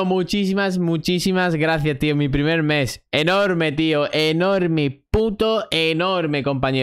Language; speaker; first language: Spanish; native; Spanish